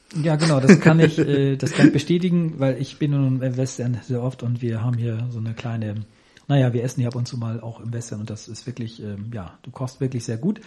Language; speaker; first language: German; native; German